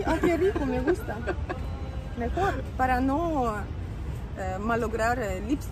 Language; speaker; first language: Spanish; native; Spanish